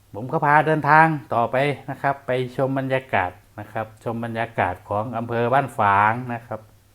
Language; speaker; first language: Thai; non-native, local second language; Northeastern Thai